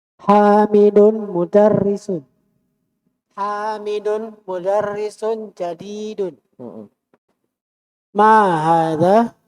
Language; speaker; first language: Arabic; non-native, learner; Indonesian